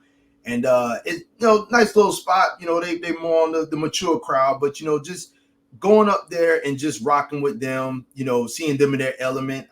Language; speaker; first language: English; native; English